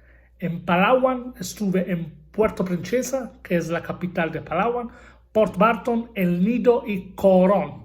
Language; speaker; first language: Spanish; non-native, fluent; Italian